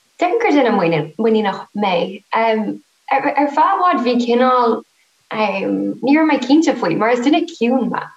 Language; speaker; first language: Irish; non-native, local second language; English